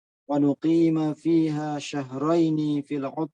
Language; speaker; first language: Arabic; non-native, learner; Indonesian